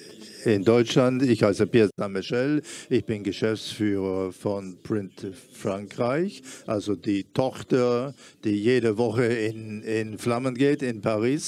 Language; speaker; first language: German; non-native, fluent; French